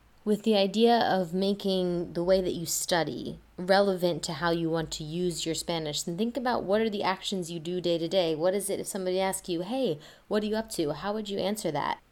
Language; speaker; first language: English; native; English